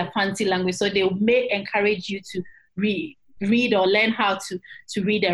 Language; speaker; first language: English; non-native, local second language; Akan